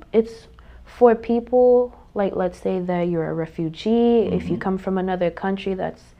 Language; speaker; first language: English; native; English